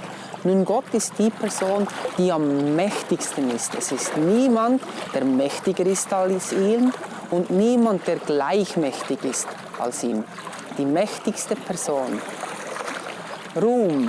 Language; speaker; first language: German; non-native, fluent; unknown